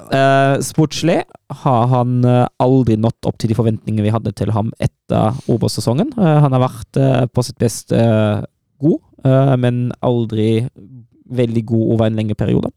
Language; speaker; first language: Norwegian; non-native, fluent; German